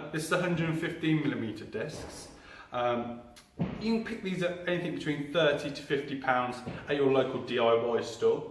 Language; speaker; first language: English; native; English